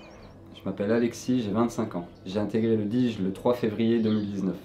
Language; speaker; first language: French; native; French